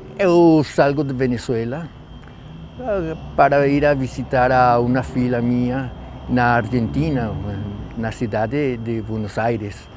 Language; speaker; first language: Portuguese; non-native, learner; Spanish